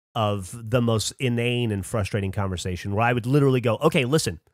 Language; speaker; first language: English; native; English